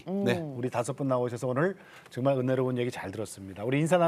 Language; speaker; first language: Korean; native; Korean